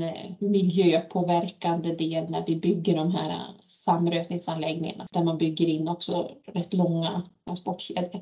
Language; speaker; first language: Swedish; native; Swedish